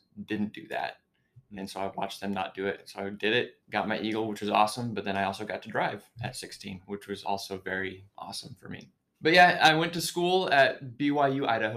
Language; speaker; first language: English; native; English